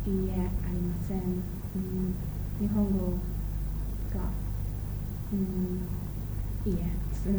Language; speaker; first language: Japanese; non-native, learner; English